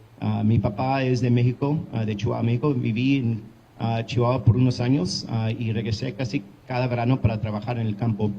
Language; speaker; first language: Spanish; early bilingual, heritage; English